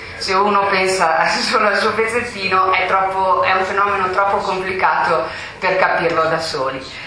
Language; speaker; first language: Italian; native; Italian